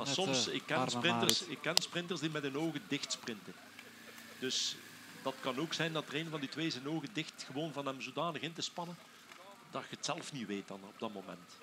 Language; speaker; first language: Dutch; native; Dutch